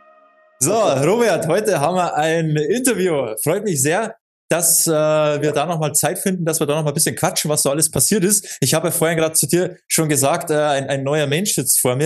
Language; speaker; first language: German; native; German